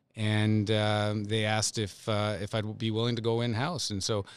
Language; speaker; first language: English; native; English